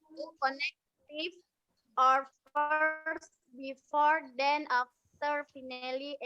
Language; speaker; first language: English; non-native, learner; Indonesian